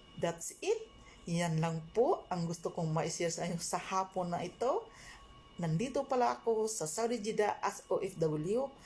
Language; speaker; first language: Filipino; non-native, local second language; Cebuano